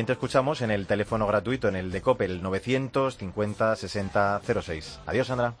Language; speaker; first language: Spanish; native; Spanish